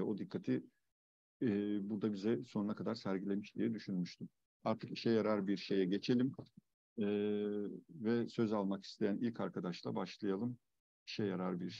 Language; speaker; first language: Turkish; native; Turkish